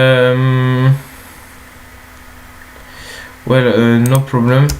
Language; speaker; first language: English; non-native, learner; French